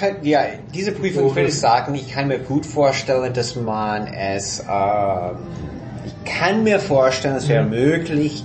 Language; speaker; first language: German; non-native, fluent; English